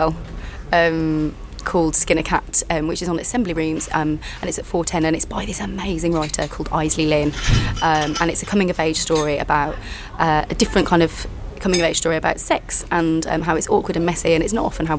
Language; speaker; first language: English; native; English